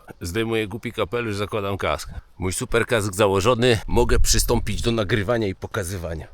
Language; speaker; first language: Polish; native; Polish